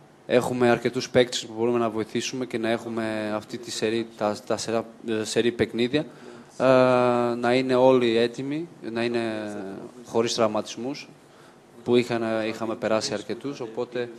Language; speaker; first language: Greek; non-native, fluent; Portuguese